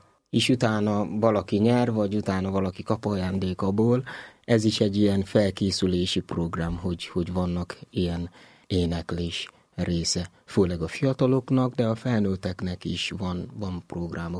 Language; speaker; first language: Hungarian; non-native, learner; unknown